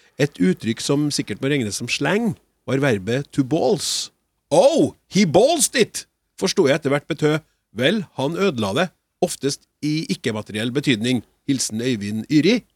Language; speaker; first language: Norwegian; native; Norwegian